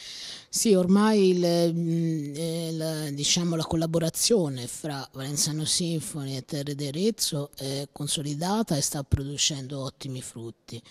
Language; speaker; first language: Italian; native; Italian